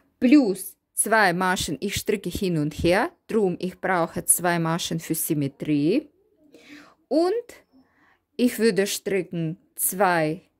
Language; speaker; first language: German; non-native, learner; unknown